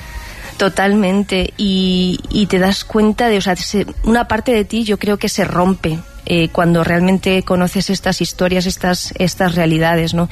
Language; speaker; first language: Spanish; native; Spanish